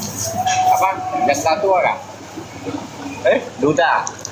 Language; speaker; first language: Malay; non-native, local second language; Hakka Chinese